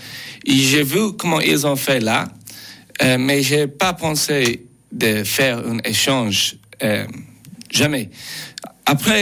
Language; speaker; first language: French; non-native, learner; English